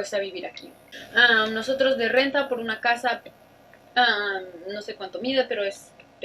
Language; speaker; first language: Spanish; native; Spanish